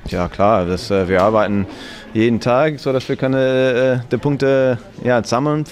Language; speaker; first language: German; non-native, fluent; English